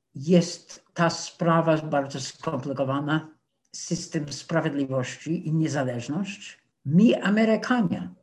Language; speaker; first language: Polish; non-native, fluent; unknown